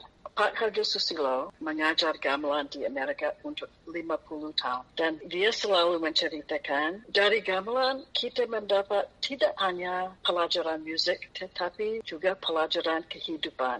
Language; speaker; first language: Indonesian; non-native, fluent; English